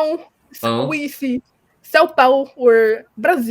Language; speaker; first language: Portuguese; non-native, learner; English